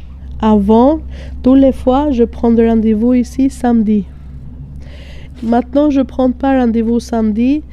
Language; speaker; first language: French; non-native, learner; Albanian